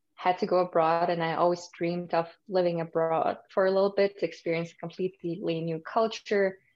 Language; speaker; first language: English; early bilingual, other home language; Russian